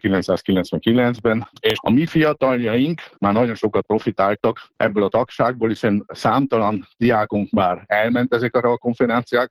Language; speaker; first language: Hungarian; native; Hungarian